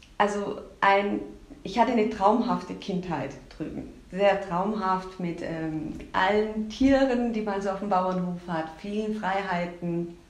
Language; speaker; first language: German; early bilingual, other home language; Turkish